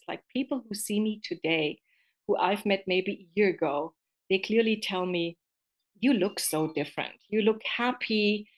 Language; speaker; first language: English; non-native, fluent; German